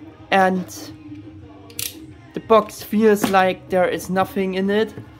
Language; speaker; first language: English; non-native, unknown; German